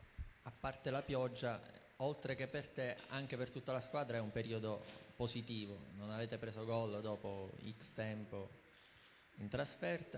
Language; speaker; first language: Italian; native; Italian